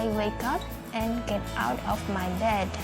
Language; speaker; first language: English; non-native, fluent; Indonesian